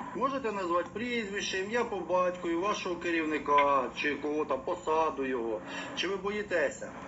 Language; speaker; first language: Ukrainian; non-native, local second language; Russian